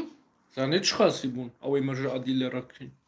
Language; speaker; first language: German; early bilingual, other home language; Kurdish